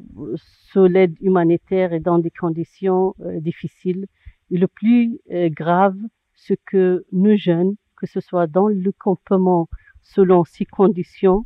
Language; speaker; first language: French; non-native, local second language; Arabic